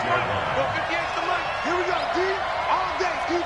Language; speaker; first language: English; native; English